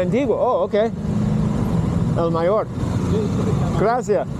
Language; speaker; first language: Spanish; non-native, learner; English